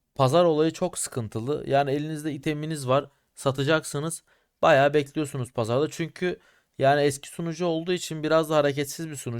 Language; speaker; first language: Turkish; native; Turkish